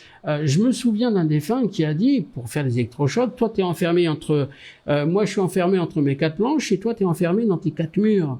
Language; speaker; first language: French; native; French